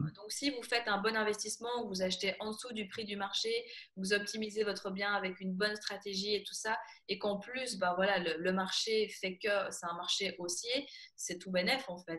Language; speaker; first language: French; native; French